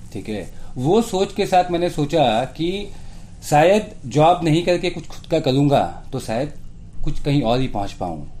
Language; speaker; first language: Hindi; native; Hindi